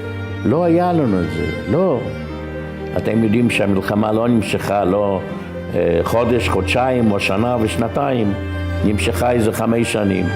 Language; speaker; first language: Hebrew; non-native, fluent; Yiddish